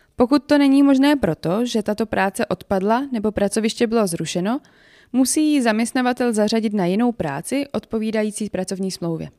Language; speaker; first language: Czech; native; Czech